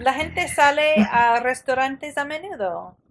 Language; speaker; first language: Spanish; non-native, fluent; English